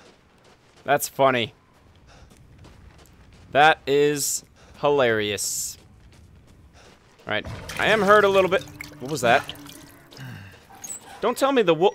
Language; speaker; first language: English; native; English